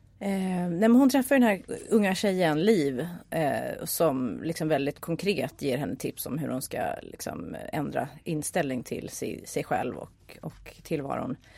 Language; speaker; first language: Swedish; native; Swedish